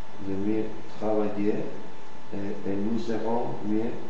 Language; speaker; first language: French; non-native, learner; Spanish